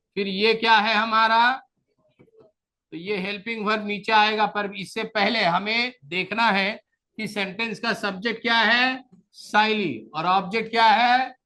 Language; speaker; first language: Hindi; non-native, local second language; Marathi